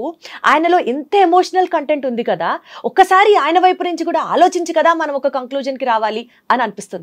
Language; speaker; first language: Telugu; native; Telugu